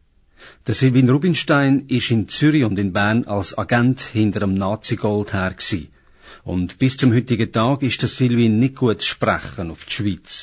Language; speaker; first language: German; native; German